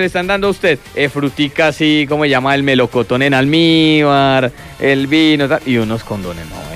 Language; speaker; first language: Spanish; native; Spanish